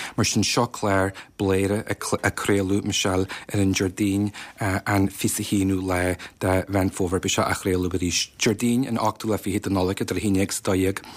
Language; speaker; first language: Irish; native; Irish